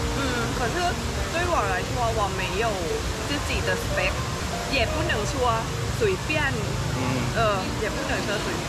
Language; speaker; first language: Chinese; non-native, fluent; Thai